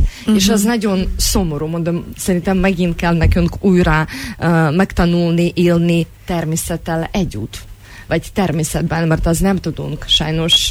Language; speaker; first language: Hungarian; non-native, fluent; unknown